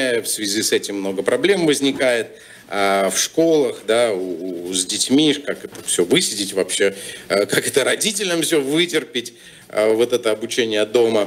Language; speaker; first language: Russian; native; Russian